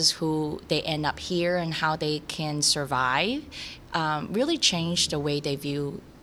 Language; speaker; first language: English; early bilingual, other home language; Cantonese